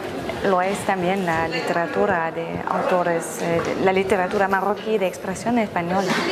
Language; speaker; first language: Spanish; non-native, fluent; German